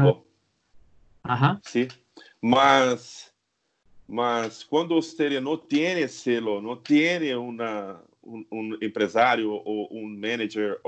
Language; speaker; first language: Spanish; non-native, learner; Portuguese